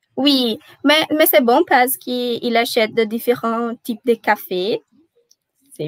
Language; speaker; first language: French; non-native, learner; Portuguese